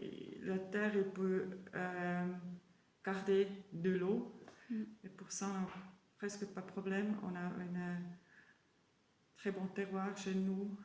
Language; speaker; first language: French; non-native, learner; German